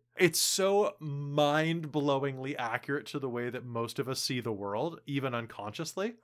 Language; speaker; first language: English; native; English